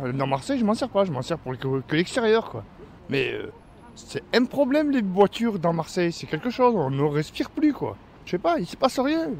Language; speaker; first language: French; native; French